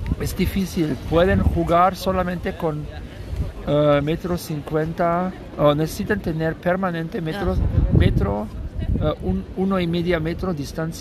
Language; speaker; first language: Spanish; non-native, learner; German